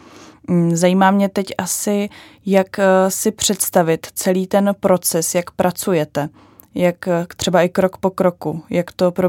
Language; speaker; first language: Czech; native; Czech